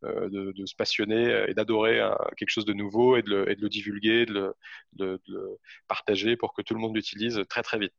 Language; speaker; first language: French; native; French